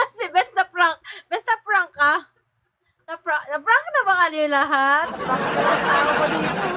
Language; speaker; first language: Filipino; native; Filipino